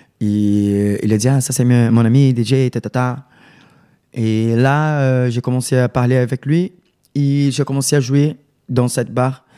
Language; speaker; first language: French; non-native, learner; Portuguese